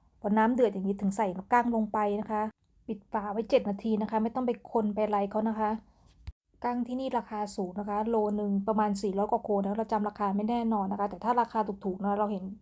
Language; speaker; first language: Thai; native; Thai